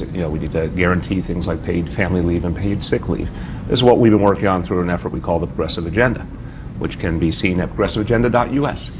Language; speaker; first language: English; native; English